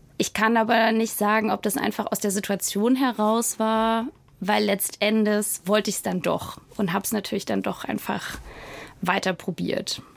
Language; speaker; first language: German; native; German